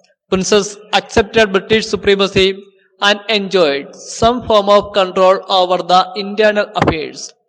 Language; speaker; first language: English; non-native, local second language; Malayalam